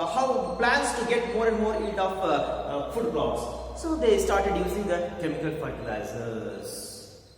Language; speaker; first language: English; non-native, local second language; Kannada